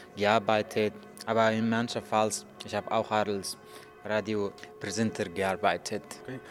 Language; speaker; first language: German; non-native, learner; Persian